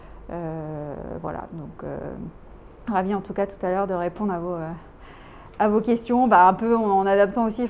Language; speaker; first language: French; native; French